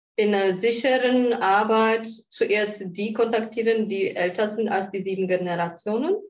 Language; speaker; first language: German; non-native, fluent; Polish